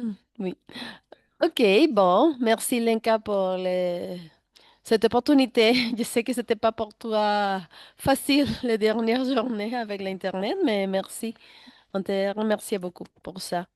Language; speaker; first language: French; non-native, learner; Spanish